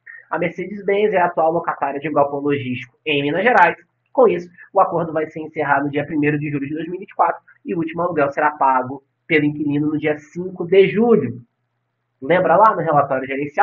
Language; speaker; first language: Portuguese; native; Portuguese